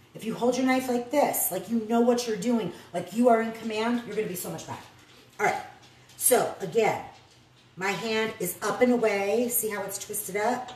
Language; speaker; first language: English; native; English